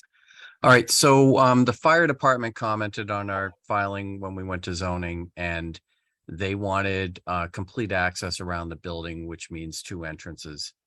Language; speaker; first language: English; native; English